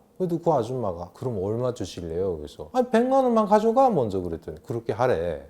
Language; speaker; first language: Korean; native; Korean